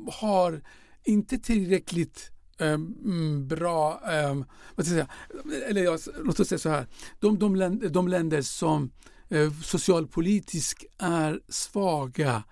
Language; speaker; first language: Swedish; non-native, fluent; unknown